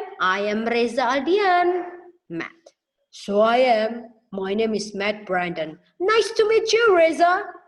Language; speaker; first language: English; non-native, fluent; Indonesian